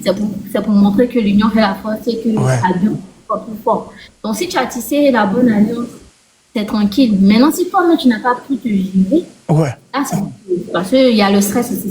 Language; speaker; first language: French; native; French